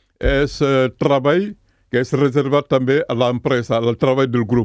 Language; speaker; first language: Catalan; non-native, fluent; Mandingo